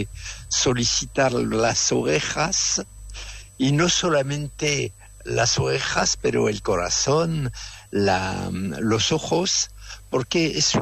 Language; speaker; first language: Spanish; non-native, fluent; French